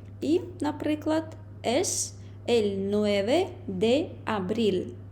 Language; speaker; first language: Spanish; non-native, fluent; Ukrainian